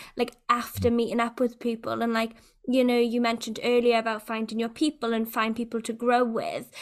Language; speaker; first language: English; native; English